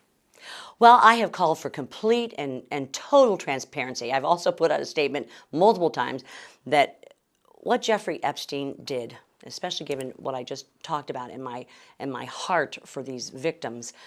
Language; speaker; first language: English; native; English